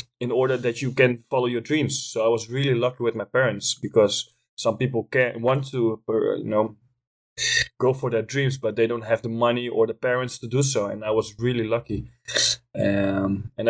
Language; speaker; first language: English; non-native, fluent; Dutch